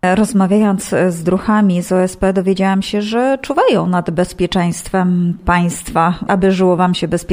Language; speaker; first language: Polish; native; Polish